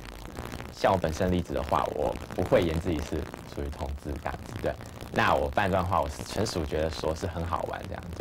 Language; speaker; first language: Chinese; native; Chinese